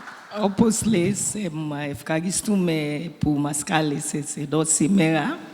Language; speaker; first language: Greek; non-native, learner; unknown